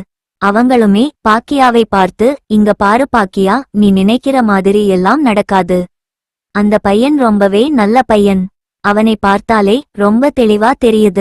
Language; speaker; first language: Tamil; native; Tamil